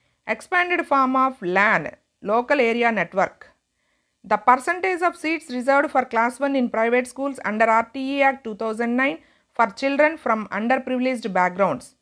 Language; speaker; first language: English; non-native, local second language; Telugu